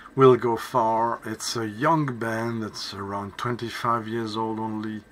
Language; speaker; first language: English; non-native, fluent; French